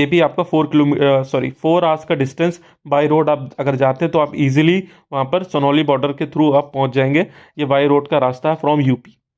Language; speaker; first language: Hindi; native; Hindi